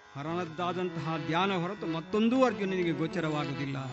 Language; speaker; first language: Kannada; non-native, local second language; Malayalam